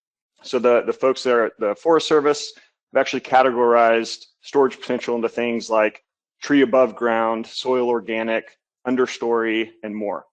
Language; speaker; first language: English; native; English